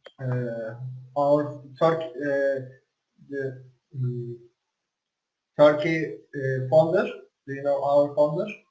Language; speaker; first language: English; non-native, learner; Turkish